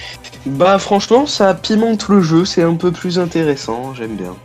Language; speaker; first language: French; native; French